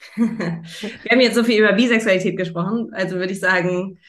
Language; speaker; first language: German; early bilingual, heritage; German